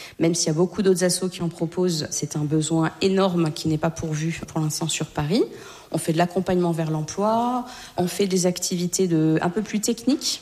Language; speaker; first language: French; native; French